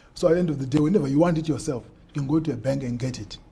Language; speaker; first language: English; non-native, local second language; Shona